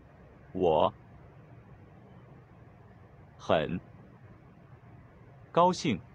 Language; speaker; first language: Chinese; non-native, learner; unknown